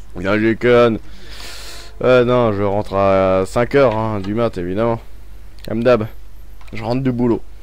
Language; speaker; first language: French; native; French